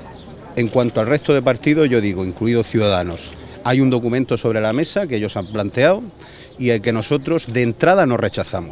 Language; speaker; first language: Spanish; native; Spanish